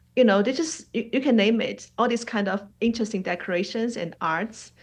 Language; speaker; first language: English; non-native, fluent; Chinese